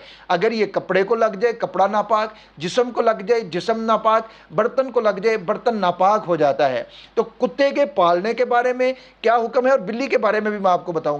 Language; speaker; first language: Urdu; native; Urdu